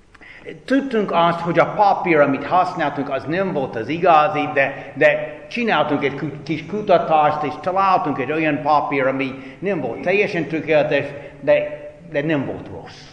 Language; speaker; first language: Hungarian; non-native, fluent; English